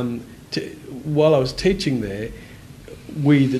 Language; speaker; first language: English; native; English